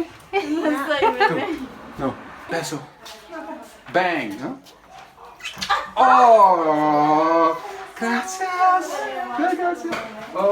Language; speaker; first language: Spanish; non-native, learner; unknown